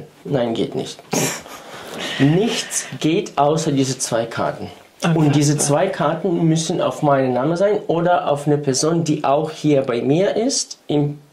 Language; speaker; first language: German; non-native, fluent; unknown